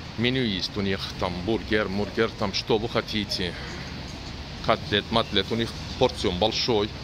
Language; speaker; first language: Russian; non-native, learner; Turkish